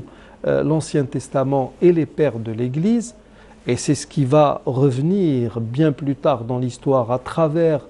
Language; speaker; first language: French; non-native, local second language; Arabic